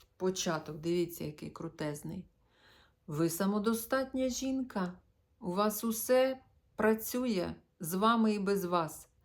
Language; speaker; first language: Ukrainian; non-native, local second language; Russian